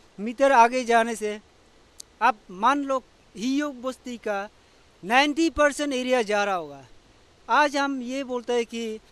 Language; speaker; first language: Hindi; non-native, local second language; Adi